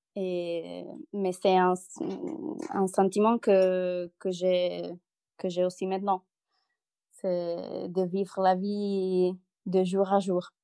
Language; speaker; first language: French; non-native, learner; Italian